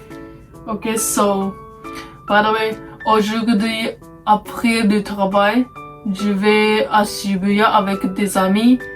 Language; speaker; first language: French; non-native, learner; Japanese